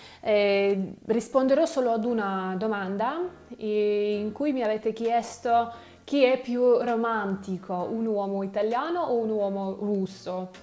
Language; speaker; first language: Italian; non-native, fluent; Russian